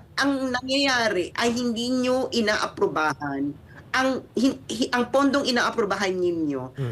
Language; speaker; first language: Filipino; native; Filipino